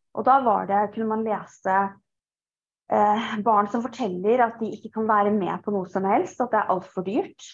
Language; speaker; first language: Norwegian; early bilingual, other home language; Persian